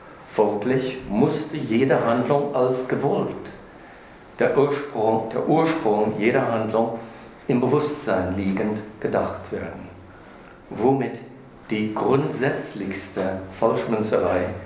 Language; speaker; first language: German; non-native, fluent; English